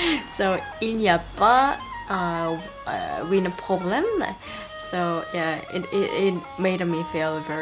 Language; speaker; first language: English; non-native, learner; Korean